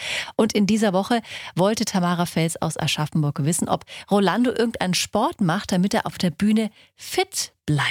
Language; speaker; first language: German; native; German